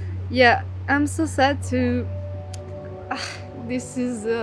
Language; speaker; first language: English; non-native, learner; French